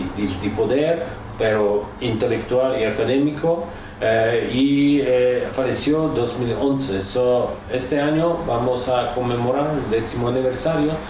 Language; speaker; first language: Spanish; non-native, fluent; Czech